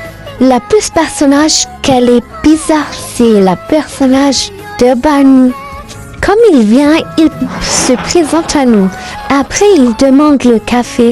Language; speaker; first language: French; non-native, learner; Arabic